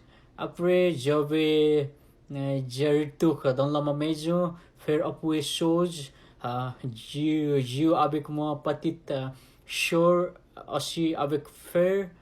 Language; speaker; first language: French; non-native, learner; Nepali